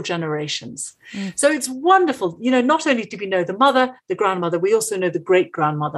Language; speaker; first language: English; native; English